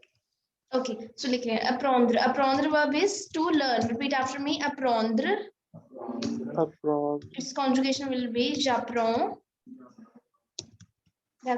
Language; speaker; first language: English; non-native, local second language; Hindi